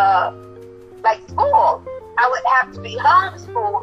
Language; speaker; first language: English; native; English